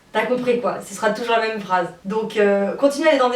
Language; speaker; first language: French; native; French